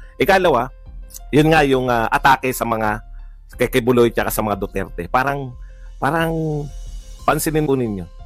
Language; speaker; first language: Filipino; native; Filipino